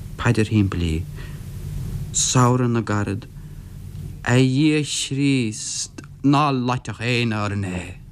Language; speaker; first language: Irish; non-native, local second language; English